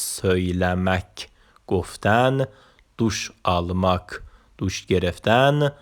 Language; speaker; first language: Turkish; non-native, fluent; Persian